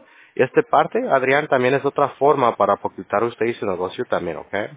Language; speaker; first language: Spanish; early bilingual, heritage; English